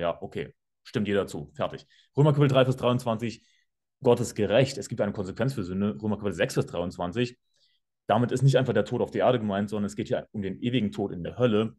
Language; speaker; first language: German; native; German